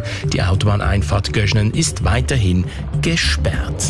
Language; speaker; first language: German; native; German